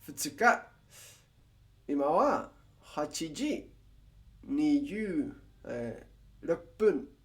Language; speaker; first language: Japanese; non-native, learner; English